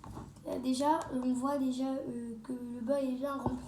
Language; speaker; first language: French; native; French